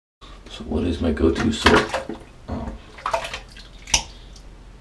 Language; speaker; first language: English; native; English